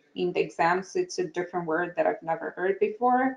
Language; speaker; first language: English; non-native, fluent; Arabic